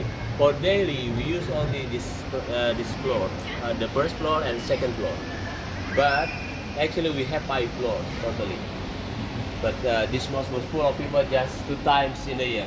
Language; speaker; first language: English; non-native, fluent; Indonesian